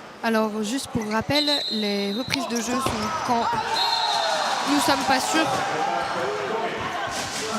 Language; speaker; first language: French; native; French